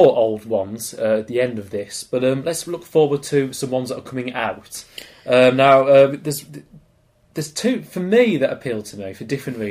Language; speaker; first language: English; native; English